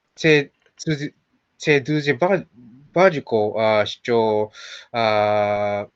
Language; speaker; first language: Ukrainian; non-native, learner; Japanese